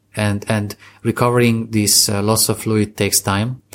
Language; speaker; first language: English; non-native, fluent; Hungarian